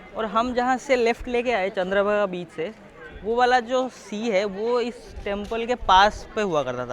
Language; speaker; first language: Hindi; non-native, local second language; Odia